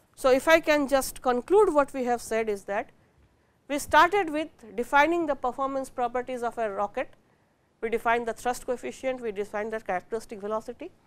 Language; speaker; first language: English; non-native, local second language; Bangla